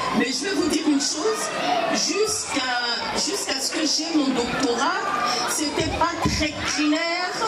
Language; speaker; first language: French; early bilingual, other home language; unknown